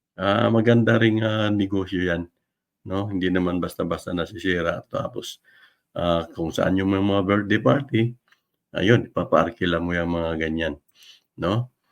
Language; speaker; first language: Filipino; non-native, local second language; Cebuano